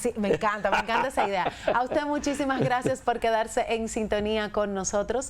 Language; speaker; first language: Spanish; native; Spanish